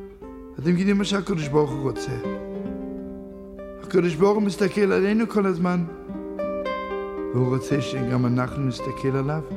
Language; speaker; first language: Hebrew; non-native, fluent; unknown